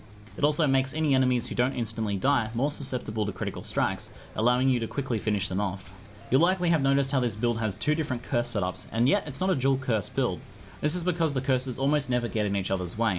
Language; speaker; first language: English; native; English